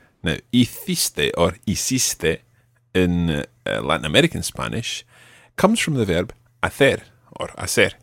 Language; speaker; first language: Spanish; non-native, fluent; English